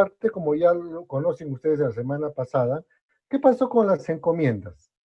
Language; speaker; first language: Spanish; native; Spanish